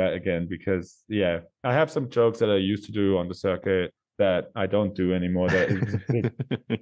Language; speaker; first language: English; non-native, fluent; German